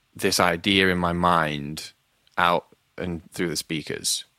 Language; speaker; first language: English; native; English